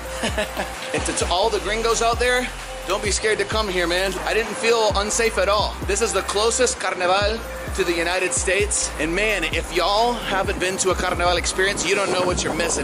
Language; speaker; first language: English; native; English